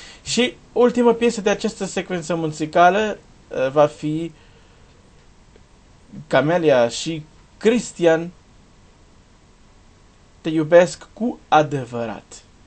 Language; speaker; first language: Romanian; non-native, learner; Portuguese